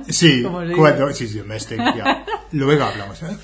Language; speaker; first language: Spanish; non-native, fluent; English